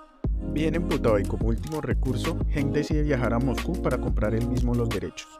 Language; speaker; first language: Spanish; native; Spanish